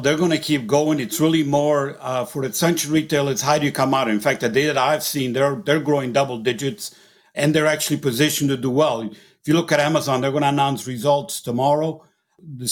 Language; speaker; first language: English; non-native, fluent; Italian